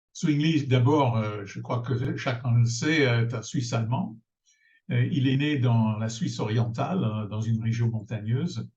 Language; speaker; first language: French; non-native, fluent; English